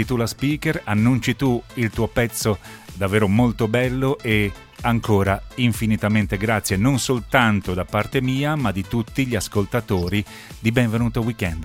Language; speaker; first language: Italian; native; Italian